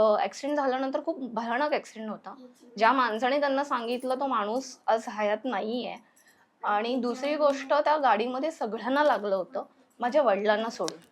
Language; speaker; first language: Marathi; native; Marathi